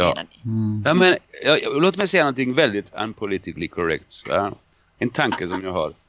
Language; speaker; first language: Swedish; non-native, fluent; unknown